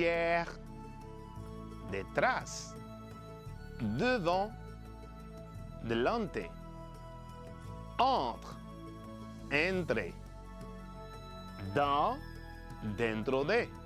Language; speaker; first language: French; non-native, fluent; Spanish